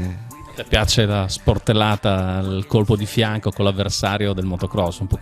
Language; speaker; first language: Italian; native; Italian